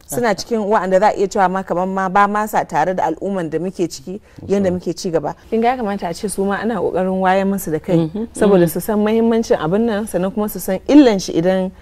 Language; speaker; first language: Hausa; native; Hausa